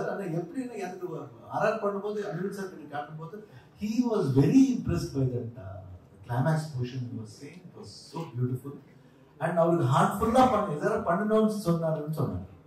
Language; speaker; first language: Tamil; non-native, learner; Kannada